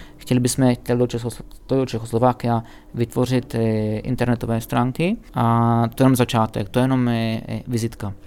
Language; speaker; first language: Czech; native; Czech